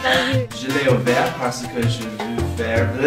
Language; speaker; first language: French; non-native, learner; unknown